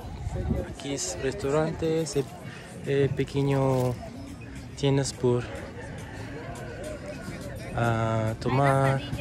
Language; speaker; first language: Spanish; non-native, learner; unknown